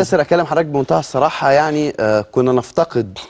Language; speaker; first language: Arabic; native; Arabic